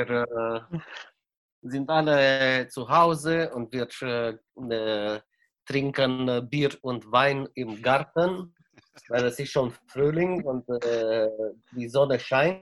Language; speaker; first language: German; non-native, fluent; Romanian